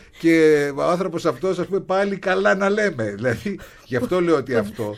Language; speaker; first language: Greek; native; Greek